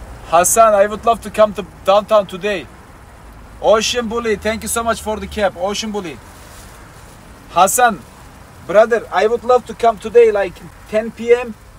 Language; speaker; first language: English; non-native, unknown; Turkish